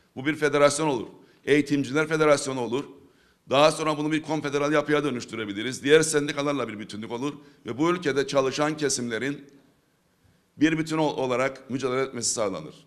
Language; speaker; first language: Turkish; native; Turkish